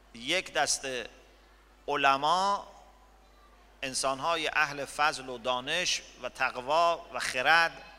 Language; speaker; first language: Persian; native; Persian